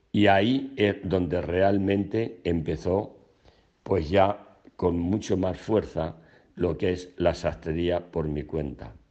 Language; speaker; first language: Spanish; native; Spanish